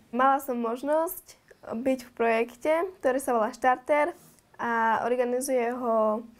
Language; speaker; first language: Slovak; native; Slovak